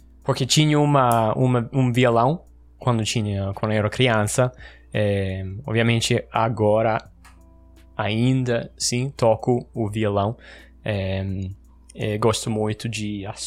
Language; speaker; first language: Portuguese; non-native, learner; English